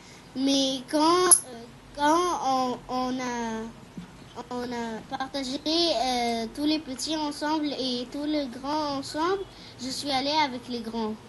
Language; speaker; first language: French; non-native, fluent; Arabic